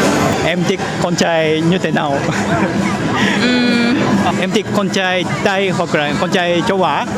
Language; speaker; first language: Vietnamese; non-native, fluent; Japanese